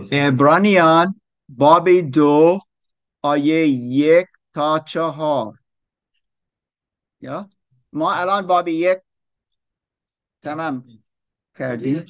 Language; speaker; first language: Persian; non-native, learner; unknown